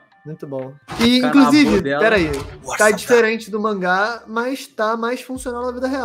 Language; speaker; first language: Portuguese; native; Portuguese